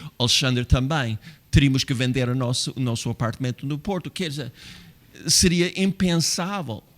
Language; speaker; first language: Portuguese; non-native, fluent; English